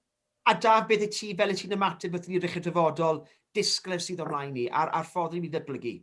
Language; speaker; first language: Welsh; native; Welsh